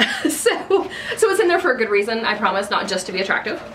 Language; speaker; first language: English; native; English